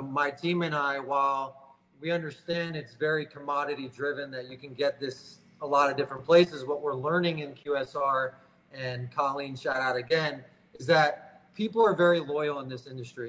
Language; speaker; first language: English; native; English